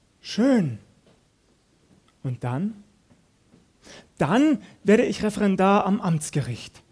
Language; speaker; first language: German; native; German